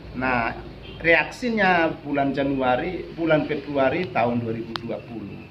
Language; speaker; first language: Indonesian; non-native, local second language; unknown